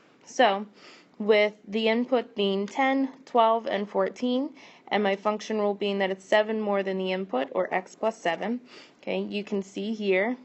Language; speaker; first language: English; native; English